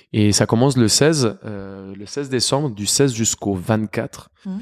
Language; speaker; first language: French; non-native, fluent; Spanish